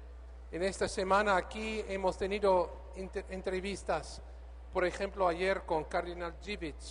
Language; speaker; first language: Spanish; non-native, learner; English